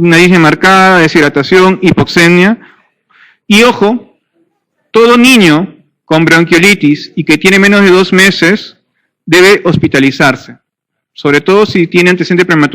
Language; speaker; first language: Spanish; native; Spanish